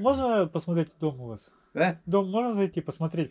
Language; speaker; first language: Russian; native; Russian